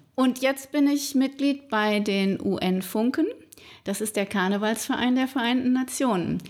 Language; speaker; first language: German; native; German